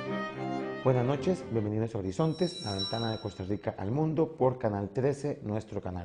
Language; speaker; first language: Spanish; native; Spanish